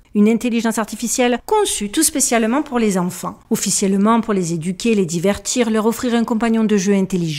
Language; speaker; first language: French; native; French